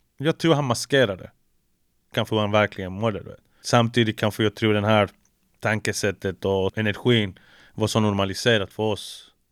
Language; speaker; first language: Swedish; early bilingual, other home language; Spanish